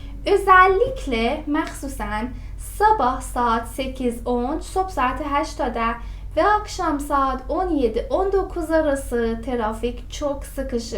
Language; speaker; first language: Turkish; non-native, fluent; Persian